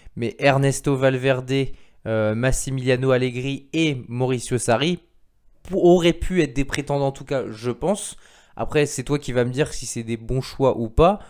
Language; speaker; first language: French; native; French